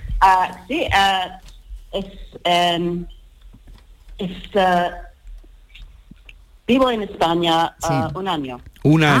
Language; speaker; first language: Spanish; non-native, learner; English